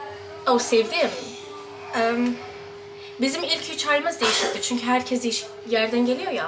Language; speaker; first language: Turkish; early bilingual, heritage; Turkish